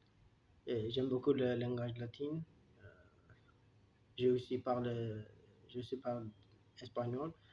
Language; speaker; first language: French; non-native, learner; Turkish